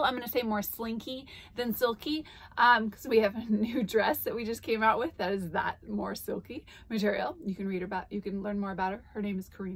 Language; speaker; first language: English; native; English